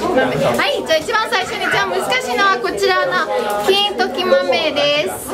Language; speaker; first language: Japanese; non-native, learner; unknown